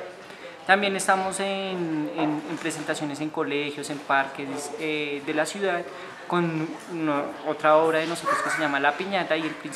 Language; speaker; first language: Spanish; native; Spanish